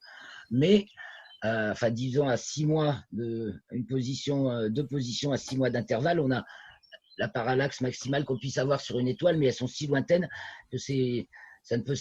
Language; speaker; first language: French; native; French